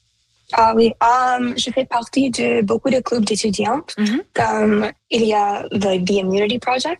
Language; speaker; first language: French; non-native, local second language; Punjabi